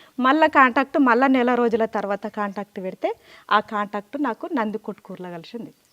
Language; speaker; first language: Telugu; native; Telugu